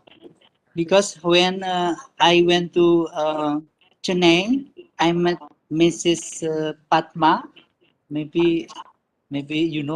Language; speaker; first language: English; non-native, learner; Indonesian